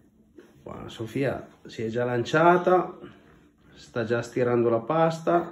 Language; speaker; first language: Italian; native; Italian